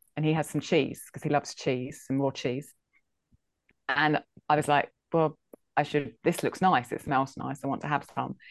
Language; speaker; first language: English; native; English